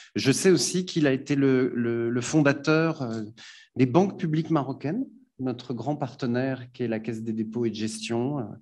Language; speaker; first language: French; native; French